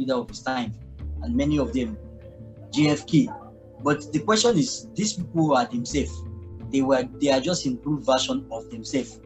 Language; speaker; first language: English; non-native, local second language; Yoruba